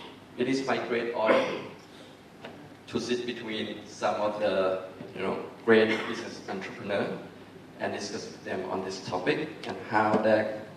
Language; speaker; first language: English; non-native, fluent; Thai